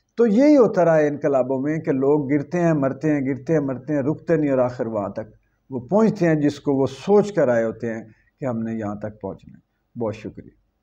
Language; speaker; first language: Urdu; native; Urdu